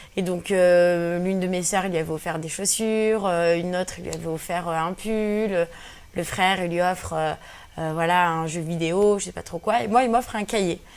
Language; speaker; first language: French; early bilingual, other home language; Kabyle